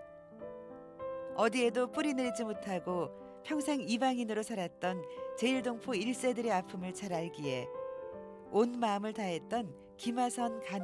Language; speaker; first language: Korean; native; Korean